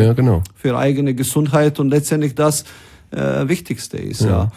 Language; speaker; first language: German; non-native, fluent; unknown